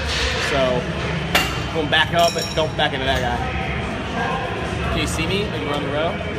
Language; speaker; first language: English; native; English